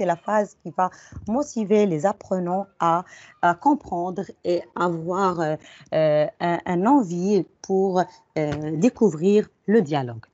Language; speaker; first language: French; non-native, local second language; Arabic